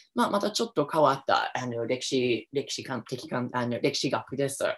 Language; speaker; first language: Japanese; non-native, fluent; English